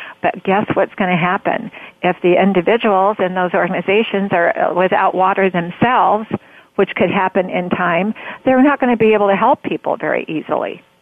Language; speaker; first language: English; native; English